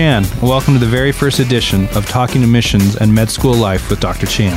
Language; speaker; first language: English; native; English